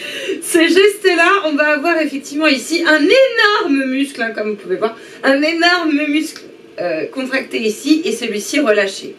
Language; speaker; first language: French; native; French